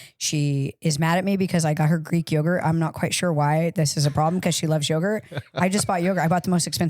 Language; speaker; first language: English; native; English